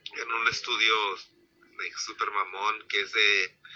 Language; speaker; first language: English; early bilingual, other home language; Spanish